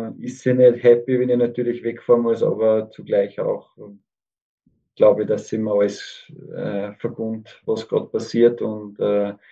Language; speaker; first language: German; native; German